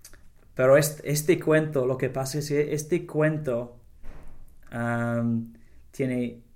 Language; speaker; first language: Spanish; non-native, learner; English